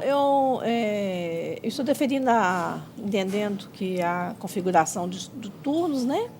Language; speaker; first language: Portuguese; native; Portuguese